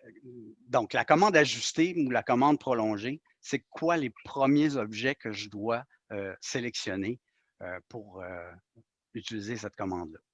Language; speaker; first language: French; native; French